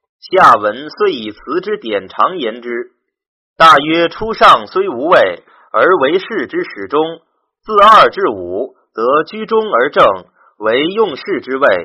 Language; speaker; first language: Chinese; native; Chinese